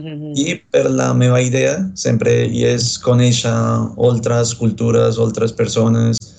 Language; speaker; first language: Catalan; non-native, fluent; Spanish